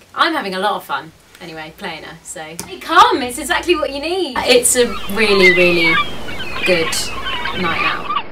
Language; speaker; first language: English; native; English